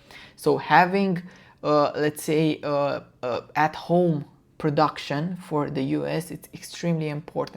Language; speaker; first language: English; non-native, fluent; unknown